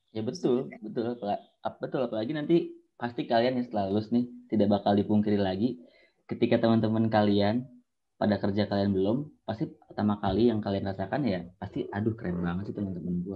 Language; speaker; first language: Indonesian; native; Indonesian